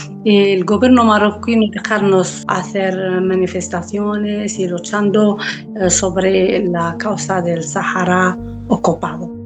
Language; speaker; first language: Spanish; non-native, learner; Arabic